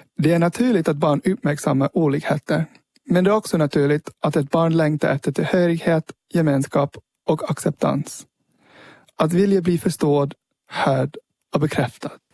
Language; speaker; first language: Swedish; early bilingual, heritage; Swedish